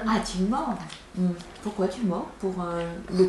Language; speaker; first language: French; native; French